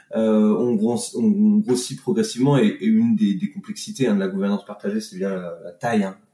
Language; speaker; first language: French; native; French